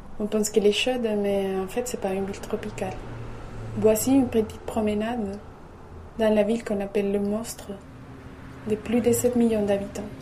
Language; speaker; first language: French; non-native, fluent; Spanish